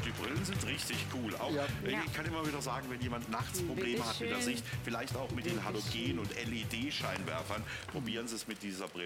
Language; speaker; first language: German; native; German